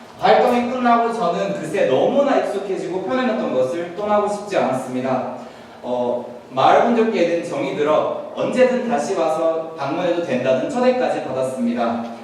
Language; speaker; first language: Korean; non-native, fluent; Turkish